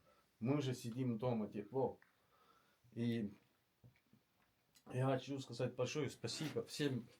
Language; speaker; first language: Russian; non-native, learner; Estonian